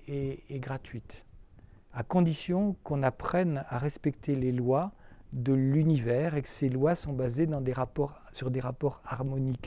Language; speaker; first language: French; native; French